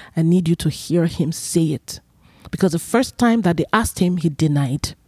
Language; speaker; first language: English; non-native, local second language; Igbo